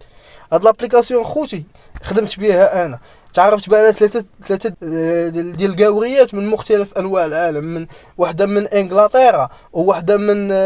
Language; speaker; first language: Arabic; native; Arabic